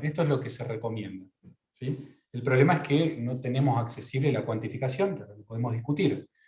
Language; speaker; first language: Spanish; native; Spanish